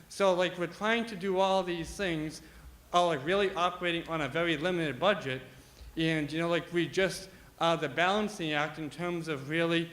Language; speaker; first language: English; native; English